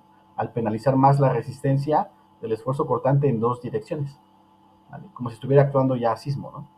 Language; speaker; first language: Spanish; native; Spanish